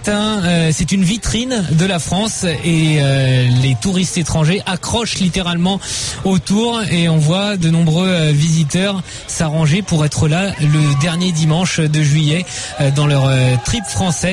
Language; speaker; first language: French; native; French